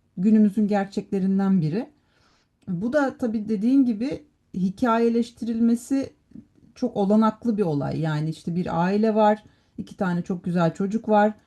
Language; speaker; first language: Turkish; native; Turkish